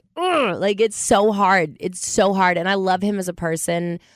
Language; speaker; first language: English; native; English